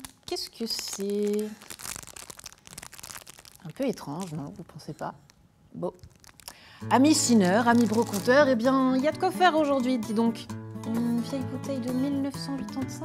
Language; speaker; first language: French; native; French